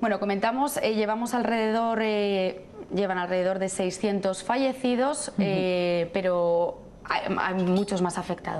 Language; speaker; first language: Spanish; native; Spanish